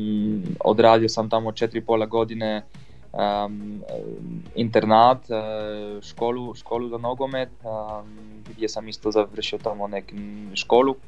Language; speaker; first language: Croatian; non-native, fluent; Polish